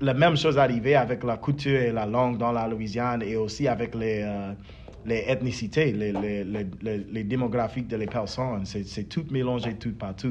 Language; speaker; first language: French; early bilingual, heritage; English